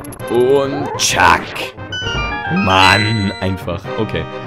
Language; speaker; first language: German; native; German